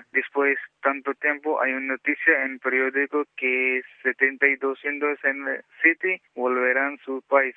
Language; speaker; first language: Spanish; non-native, learner; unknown